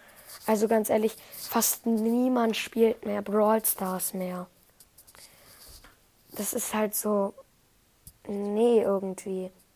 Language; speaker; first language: German; native; German